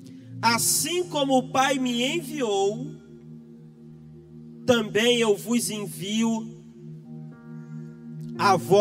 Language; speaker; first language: Portuguese; native; Portuguese